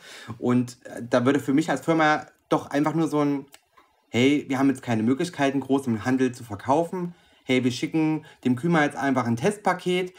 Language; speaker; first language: German; native; German